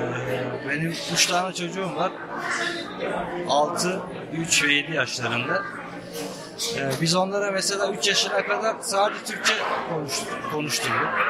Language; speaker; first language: Turkish; early bilingual, other home language; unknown